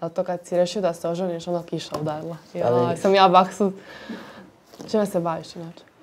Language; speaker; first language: Serbian; native; Serbian